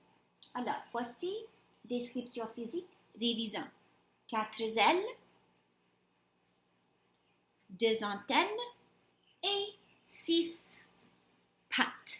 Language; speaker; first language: French; non-native, fluent; English